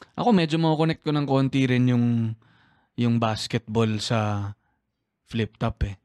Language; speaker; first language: Filipino; native; Filipino